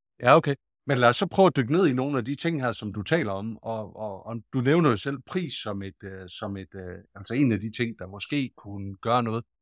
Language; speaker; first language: Danish; native; Danish